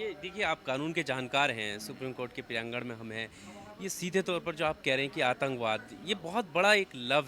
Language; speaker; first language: Hindi; native; Hindi